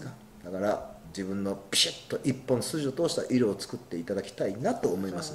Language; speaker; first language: Japanese; native; Japanese